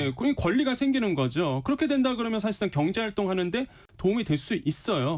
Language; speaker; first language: Korean; native; Korean